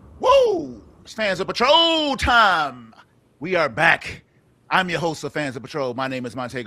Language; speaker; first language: English; native; English